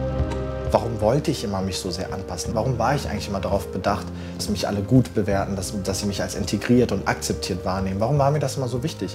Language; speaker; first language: German; early bilingual, other home language; Turkish